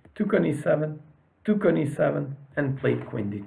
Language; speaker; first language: English; non-native, fluent; Serbian